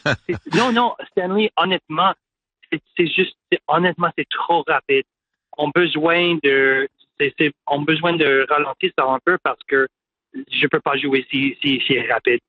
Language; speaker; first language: French; non-native, local second language; English